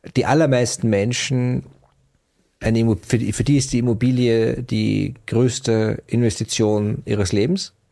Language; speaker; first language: German; native; German